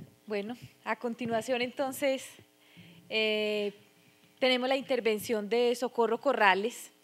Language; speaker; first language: Spanish; native; Spanish